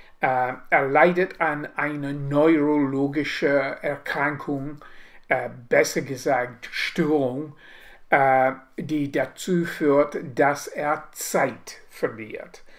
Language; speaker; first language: German; non-native, learner; English